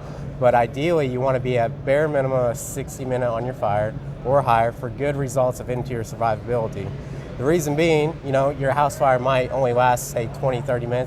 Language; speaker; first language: English; native; English